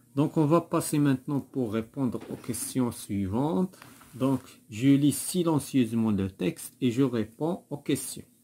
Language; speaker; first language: French; non-native, local second language; Arabic